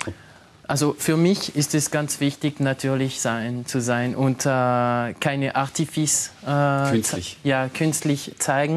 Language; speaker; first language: German; non-native, local second language; French